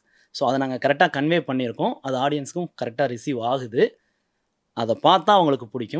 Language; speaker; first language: Tamil; native; Tamil